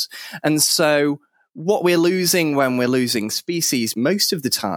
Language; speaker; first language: English; native; English